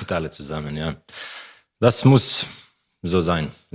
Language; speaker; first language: German; non-native, learner; Croatian